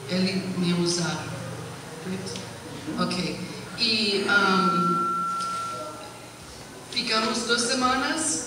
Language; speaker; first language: Portuguese; non-native, learner; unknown